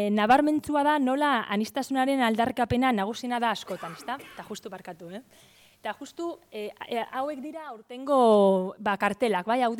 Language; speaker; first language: Basque; non-native, local second language; Spanish